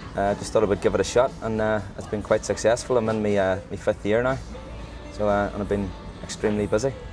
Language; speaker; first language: English; native; English